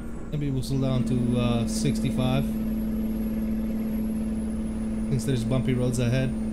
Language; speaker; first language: English; early bilingual, other home language; Italian